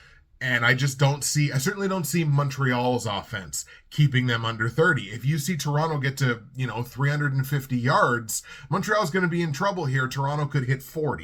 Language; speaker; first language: English; native; English